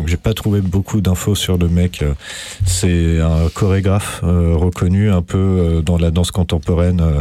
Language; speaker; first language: French; native; French